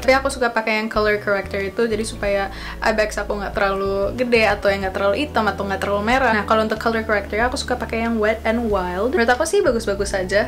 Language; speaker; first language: Indonesian; native; Indonesian